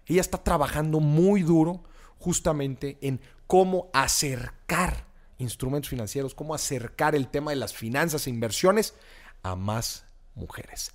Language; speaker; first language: Spanish; native; Spanish